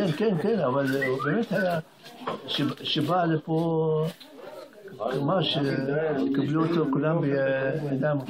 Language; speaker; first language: Hebrew; non-native, fluent; Arabic